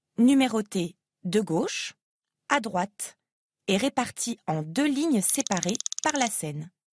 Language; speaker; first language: French; native; French